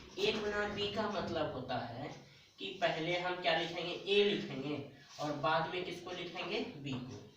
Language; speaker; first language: Hindi; native; Hindi